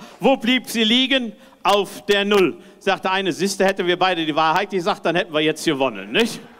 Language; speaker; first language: German; native; German